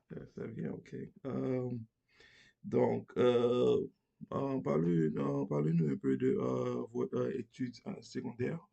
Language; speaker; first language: French; non-native, learner; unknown